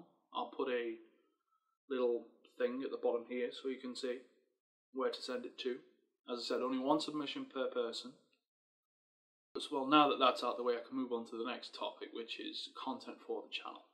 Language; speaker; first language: English; native; English